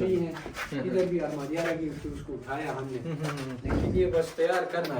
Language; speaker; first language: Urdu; non-native, local second language; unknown